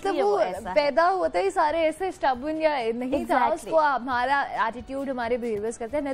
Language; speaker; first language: Urdu; native; Urdu